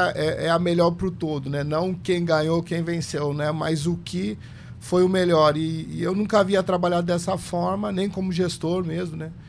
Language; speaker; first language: Portuguese; native; Portuguese